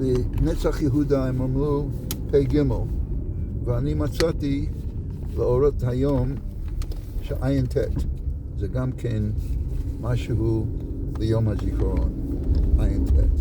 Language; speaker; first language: Hebrew; non-native, fluent; English